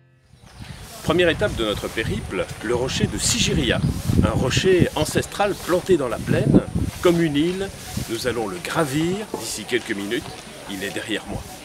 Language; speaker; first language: French; native; French